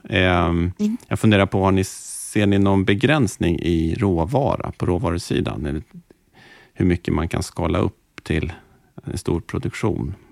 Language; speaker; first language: Swedish; native; Swedish